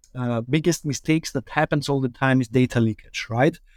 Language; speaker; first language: English; early bilingual, other home language; German